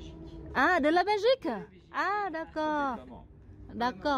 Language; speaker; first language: French; non-native, learner; Vietnamese